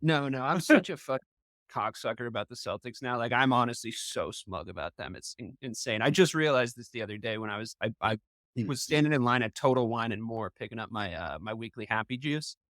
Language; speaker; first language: English; native; English